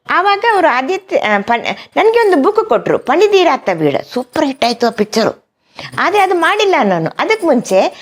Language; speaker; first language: Kannada; non-native, local second language; Malayalam